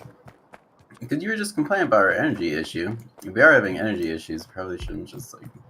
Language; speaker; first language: English; native; English